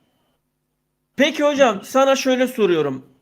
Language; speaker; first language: Turkish; native; Turkish